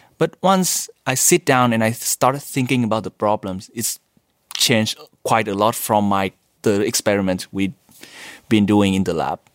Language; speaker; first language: English; non-native, fluent; Vietnamese